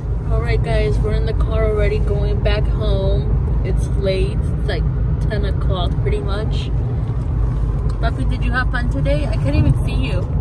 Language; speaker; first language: English; early bilingual, other home language; Spanish